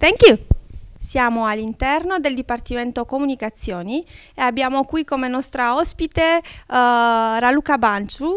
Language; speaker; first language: Italian; non-native, fluent; Romanian